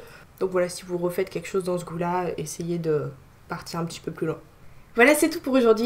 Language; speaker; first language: French; native; French